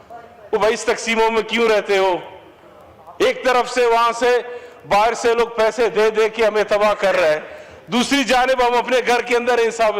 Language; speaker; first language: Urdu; non-native, local second language; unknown